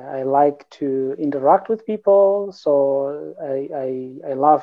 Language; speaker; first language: English; non-native, local second language; Shona